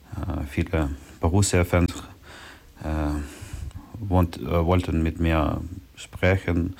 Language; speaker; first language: German; non-native, learner; Ukrainian